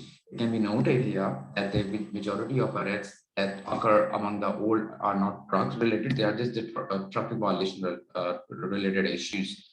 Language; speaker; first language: English; non-native, local second language; Urdu